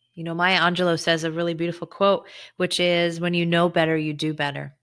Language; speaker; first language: English; early bilingual, other home language; Hebrew